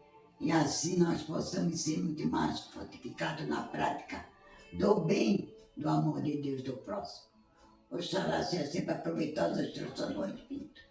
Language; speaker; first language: Portuguese; native; Portuguese